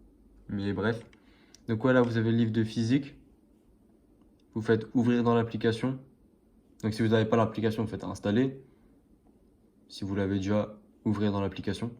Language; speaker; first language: French; native; French